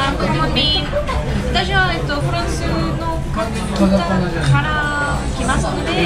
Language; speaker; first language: Japanese; non-native, learner; French